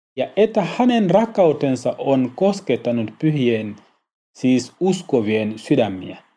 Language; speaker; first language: Finnish; non-native, learner; Swahili